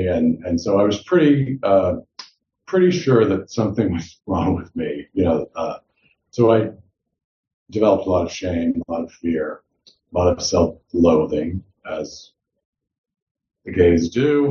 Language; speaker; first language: English; native; English